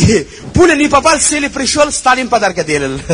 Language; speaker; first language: Russian; non-native, learner; Uzbek